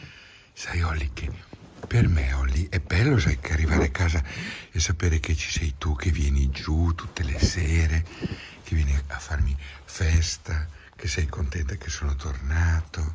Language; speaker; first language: Italian; native; Italian